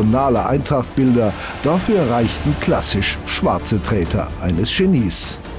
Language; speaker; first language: German; native; German